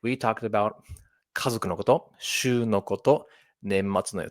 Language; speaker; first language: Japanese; non-native, fluent; English